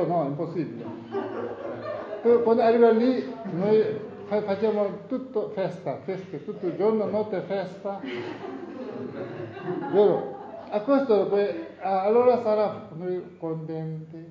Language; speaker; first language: Italian; non-native, learner; Tibetan